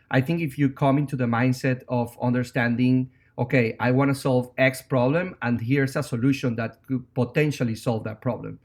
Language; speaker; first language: English; non-native, fluent; Spanish